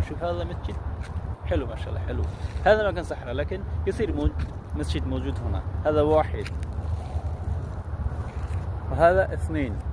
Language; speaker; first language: Arabic; non-native, learner; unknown